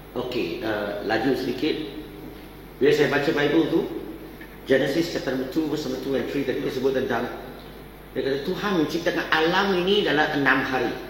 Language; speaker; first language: Malay; non-native, local second language; Chinese